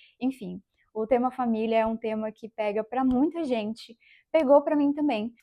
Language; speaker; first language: Portuguese; native; Portuguese